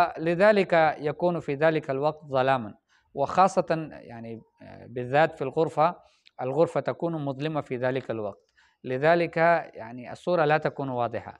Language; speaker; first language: Arabic; non-native, fluent; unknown